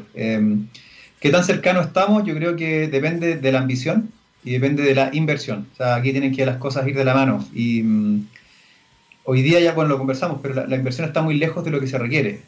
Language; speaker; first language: Spanish; native; Spanish